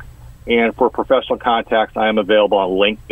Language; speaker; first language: English; native; English